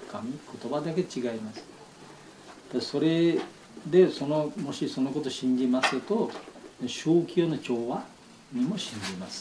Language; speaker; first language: Japanese; non-native, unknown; Bangla